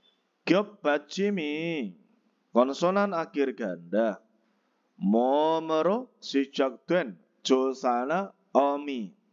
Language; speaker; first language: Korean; non-native, fluent; Indonesian